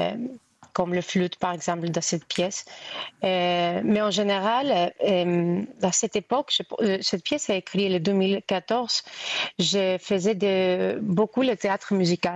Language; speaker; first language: French; non-native, fluent; Greek